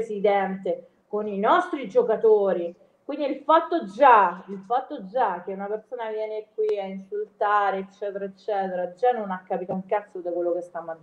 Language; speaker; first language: Italian; native; Italian